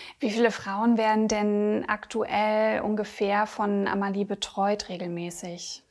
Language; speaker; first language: German; native; German